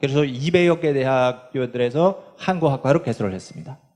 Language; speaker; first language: Korean; non-native, fluent; Chinese